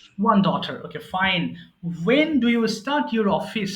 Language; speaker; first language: English; non-native, local second language; Bangla